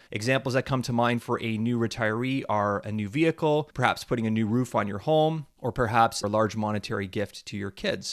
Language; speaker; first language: English; native; English